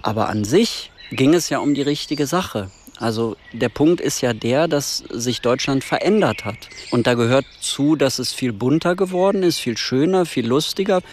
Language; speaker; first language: German; native; German